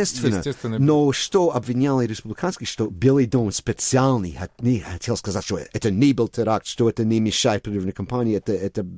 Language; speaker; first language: Russian; non-native, fluent; English